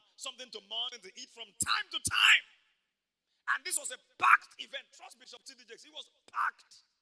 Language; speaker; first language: English; non-native, local second language; Yoruba